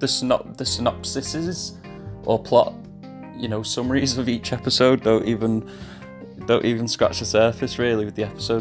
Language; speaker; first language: English; native; English